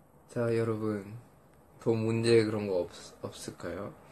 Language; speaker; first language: Korean; non-native, fluent; Indonesian